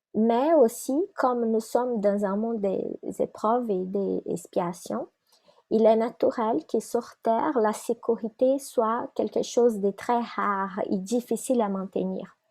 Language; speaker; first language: French; non-native, fluent; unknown